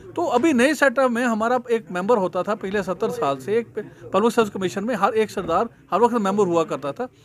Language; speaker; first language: Hindi; non-native, local second language; Punjabi